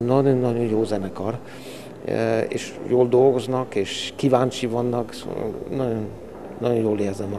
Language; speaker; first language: Hungarian; early bilingual, heritage; Hungarian